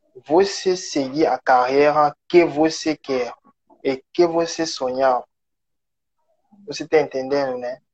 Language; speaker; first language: Portuguese; non-native, learner; French